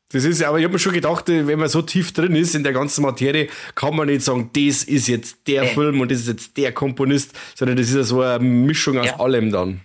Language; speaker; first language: German; native; German